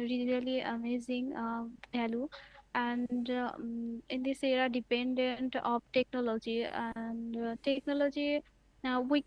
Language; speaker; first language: English; non-native, learner; Bangla